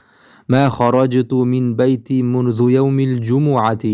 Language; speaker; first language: Arabic; non-native, fluent; Uzbek